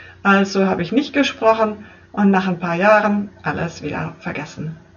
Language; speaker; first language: German; native; German